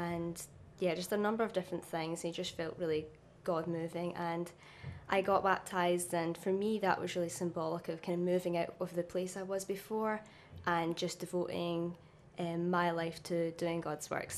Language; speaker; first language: English; native; English